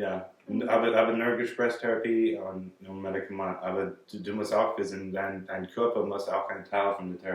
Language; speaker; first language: German; non-native, learner; English